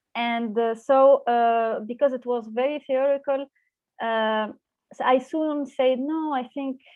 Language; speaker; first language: English; non-native, fluent; Arabic